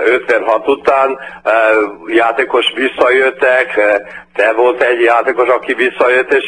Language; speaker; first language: Hungarian; early bilingual, heritage; Portuguese